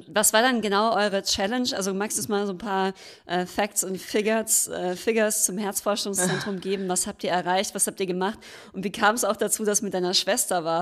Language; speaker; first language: German; native; German